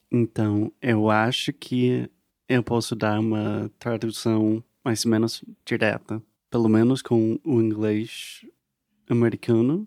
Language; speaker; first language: Portuguese; non-native, fluent; English